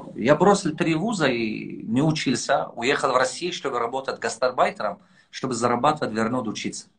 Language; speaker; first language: Russian; non-native, local second language; Tajik